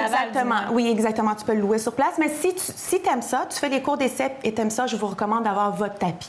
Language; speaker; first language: French; native; French